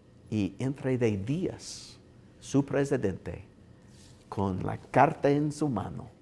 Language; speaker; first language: Spanish; non-native, learner; English